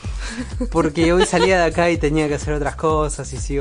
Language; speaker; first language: Spanish; native; Spanish